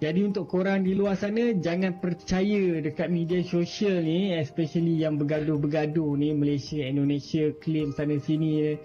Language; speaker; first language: Malay; native; Malay